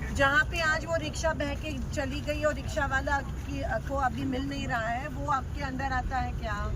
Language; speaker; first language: Hindi; non-native, local second language; Marathi